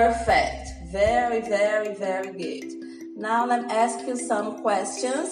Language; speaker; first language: English; non-native, fluent; Portuguese